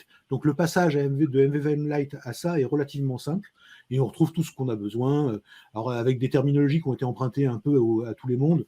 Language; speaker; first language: French; native; French